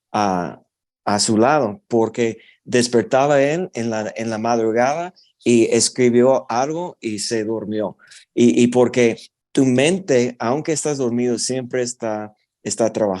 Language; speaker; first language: Spanish; non-native, fluent; English